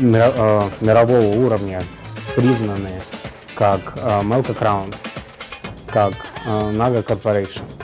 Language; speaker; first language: Russian; native; Russian